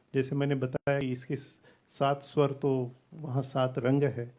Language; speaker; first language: Hindi; non-native, local second language; Marathi